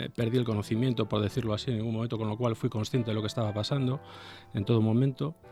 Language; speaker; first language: Spanish; native; Spanish